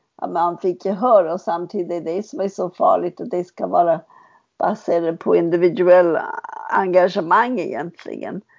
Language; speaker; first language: Swedish; non-native, fluent; English